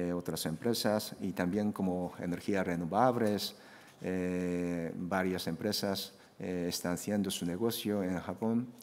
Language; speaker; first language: Spanish; non-native, fluent; Japanese